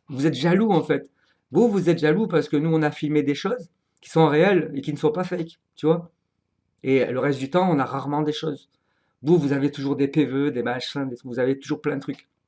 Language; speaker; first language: French; native; French